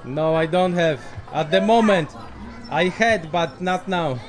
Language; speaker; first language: English; non-native, learner; Polish